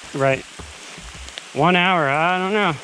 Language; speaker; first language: English; native; English